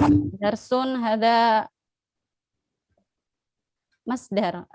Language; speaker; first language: Arabic; non-native, learner; Indonesian